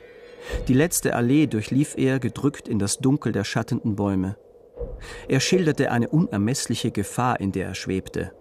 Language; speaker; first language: German; native; German